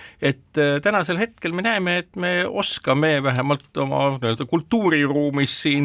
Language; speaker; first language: Estonian; native; Estonian